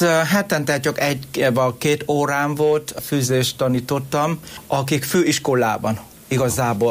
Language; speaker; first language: Hungarian; non-native, learner; Vietnamese